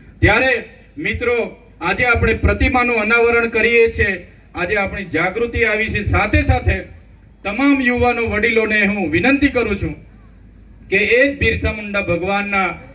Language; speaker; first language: Gujarati; non-native, local second language; Vasavi